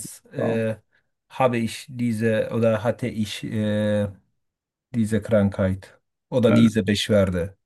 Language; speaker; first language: German; non-native, learner; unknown